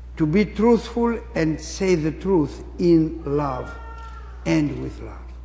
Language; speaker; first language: English; non-native, fluent; Greek